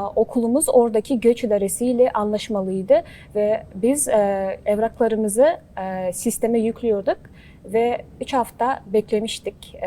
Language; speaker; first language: Turkish; non-native, fluent; Kazakh